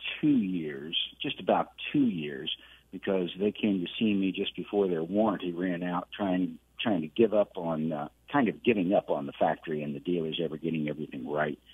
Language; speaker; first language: English; native; English